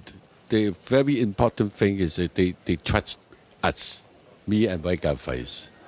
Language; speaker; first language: English; non-native, learner; Cantonese